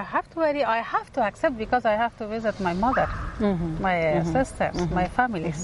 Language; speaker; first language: English; non-native, learner; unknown